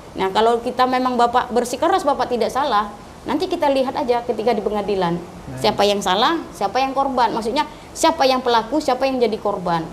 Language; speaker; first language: Indonesian; non-native, local second language; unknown